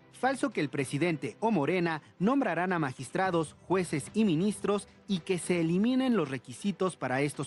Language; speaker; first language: Spanish; native; Spanish